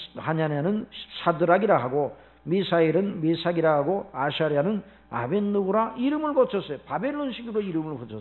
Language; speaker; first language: Korean; native; Korean